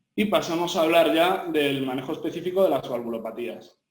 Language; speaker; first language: Spanish; native; Spanish